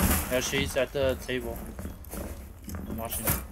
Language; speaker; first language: English; non-native, fluent; Chinese